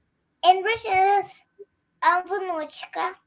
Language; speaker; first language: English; early bilingual, other home language; Russian